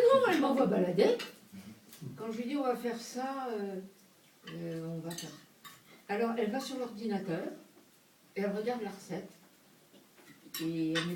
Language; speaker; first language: French; native; French